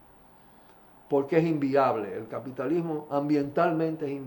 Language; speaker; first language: Spanish; native; Spanish